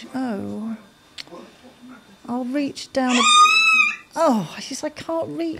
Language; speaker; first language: English; native; English